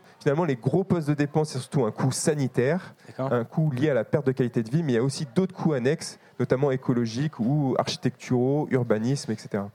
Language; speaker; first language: French; native; French